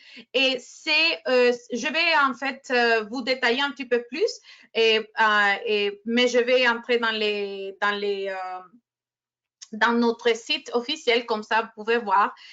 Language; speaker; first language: French; non-native, fluent; Spanish